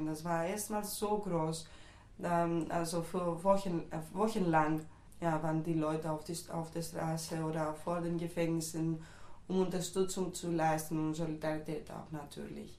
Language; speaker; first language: German; non-native, fluent; Greek